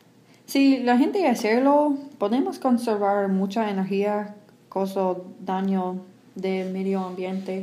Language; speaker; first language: Spanish; non-native, learner; English